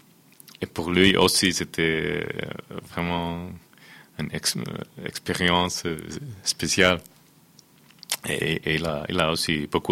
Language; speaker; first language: French; non-native, fluent; Finnish